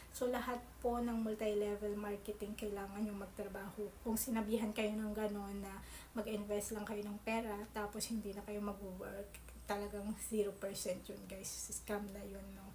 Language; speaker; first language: Filipino; native; Filipino